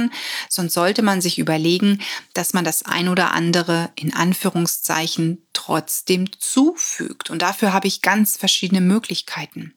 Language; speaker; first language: German; native; German